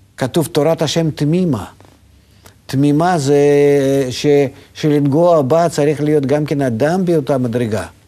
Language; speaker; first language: Hebrew; native; Hebrew